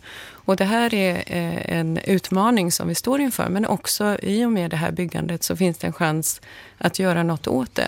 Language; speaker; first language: Swedish; native; Swedish